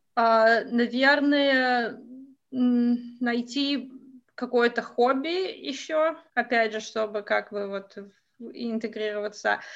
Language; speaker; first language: Russian; native; Russian